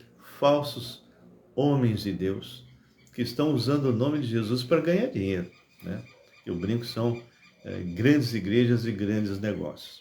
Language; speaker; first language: Portuguese; native; Portuguese